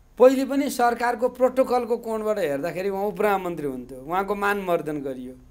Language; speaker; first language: Nepali; native; Nepali